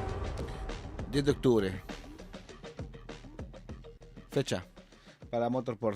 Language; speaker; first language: Spanish; native; Spanish